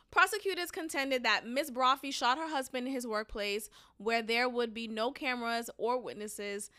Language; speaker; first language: English; native; English